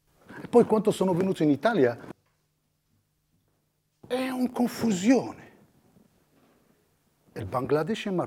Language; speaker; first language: Italian; non-native, fluent; Arabic